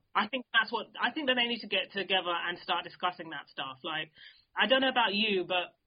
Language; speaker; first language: English; native; English